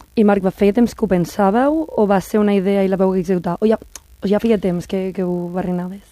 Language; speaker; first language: Catalan; native; Catalan